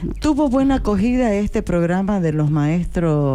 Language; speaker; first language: Spanish; native; Spanish